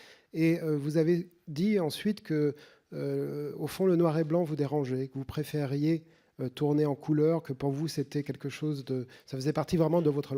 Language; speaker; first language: French; native; French